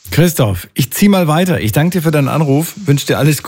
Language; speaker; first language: German; native; German